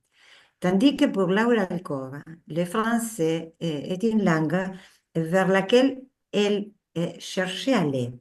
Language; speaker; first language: French; non-native, fluent; Spanish